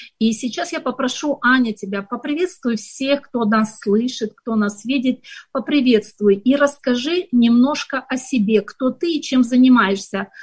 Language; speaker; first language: Russian; native; Russian